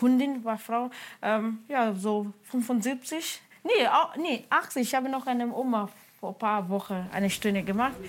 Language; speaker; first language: German; non-native, fluent; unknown